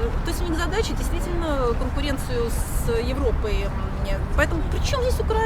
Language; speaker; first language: Russian; native; Russian